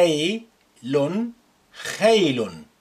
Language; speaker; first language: Arabic; non-native, fluent; English